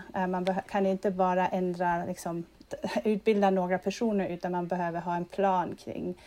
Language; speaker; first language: Swedish; non-native, fluent; German